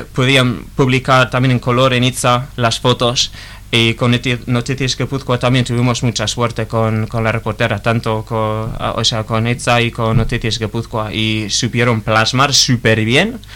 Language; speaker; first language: Spanish; non-native, fluent; English